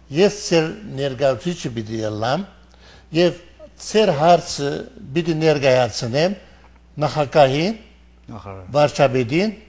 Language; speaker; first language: Armenian; early bilingual, heritage; Armenian